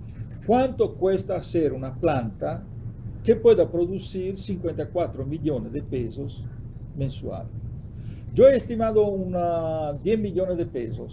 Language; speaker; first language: Spanish; non-native, fluent; Italian